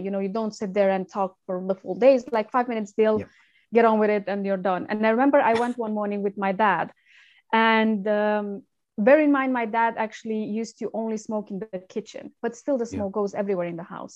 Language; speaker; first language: English; non-native, fluent; Romanian